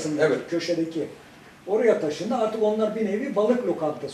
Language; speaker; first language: Turkish; native; Turkish